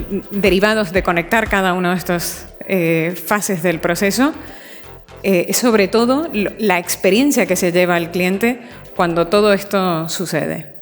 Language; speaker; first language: Spanish; native; Spanish